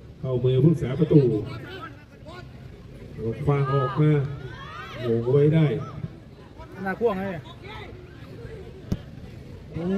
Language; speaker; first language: Thai; native; Thai